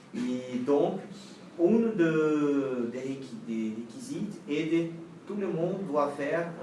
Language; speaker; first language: French; non-native, learner; Portuguese